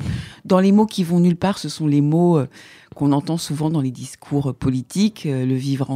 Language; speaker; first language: French; native; French